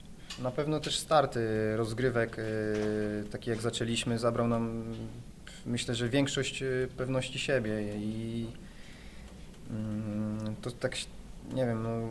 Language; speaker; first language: Polish; native; Polish